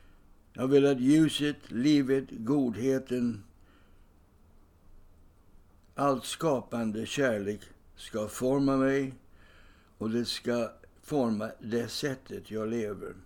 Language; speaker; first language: Swedish; non-native, fluent; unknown